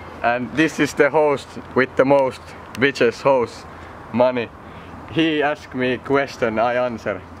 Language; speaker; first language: English; non-native, learner; Finnish